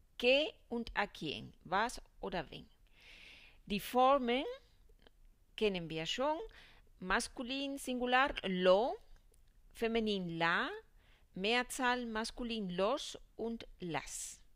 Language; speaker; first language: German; non-native, fluent; Spanish